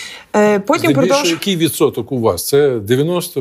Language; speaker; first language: Ukrainian; native; Ukrainian